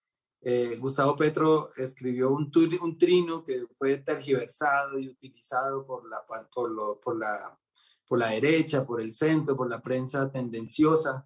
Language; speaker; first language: Spanish; native; Spanish